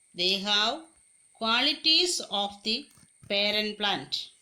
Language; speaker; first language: English; non-native, local second language; Malayalam